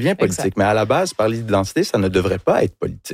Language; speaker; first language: French; early bilingual, other home language; English